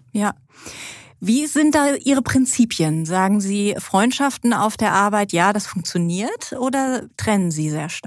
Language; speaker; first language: German; native; German